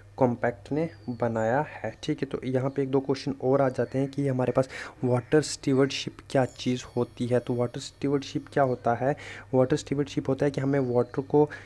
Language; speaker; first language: Hindi; non-native, local second language; Kashmiri